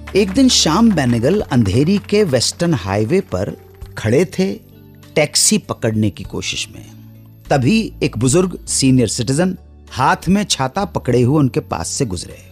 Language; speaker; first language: Hindi; native; Hindi